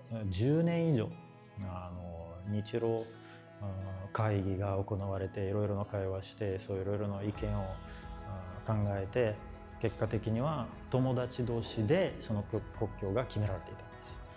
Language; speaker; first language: Japanese; non-native, fluent; Russian